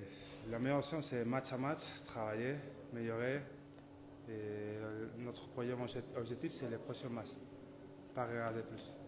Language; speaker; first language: French; non-native, learner; Spanish